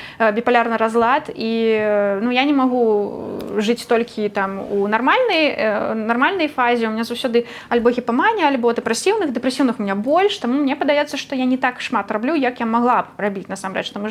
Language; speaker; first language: Belarusian; non-native, local second language; Russian